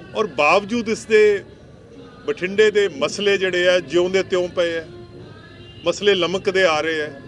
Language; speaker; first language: Punjabi; native; Punjabi